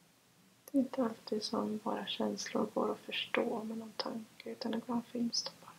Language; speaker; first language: Swedish; native; Swedish